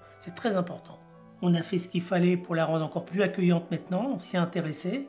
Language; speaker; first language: French; native; French